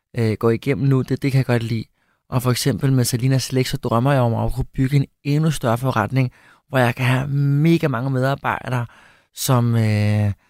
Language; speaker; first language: Danish; early bilingual, other home language; Spanish